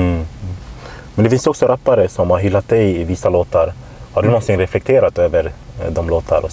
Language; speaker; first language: Swedish; native; Swedish